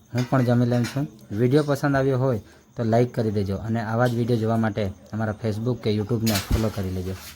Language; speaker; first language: Gujarati; non-native, local second language; Vasavi